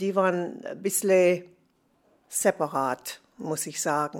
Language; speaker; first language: German; non-native, fluent; English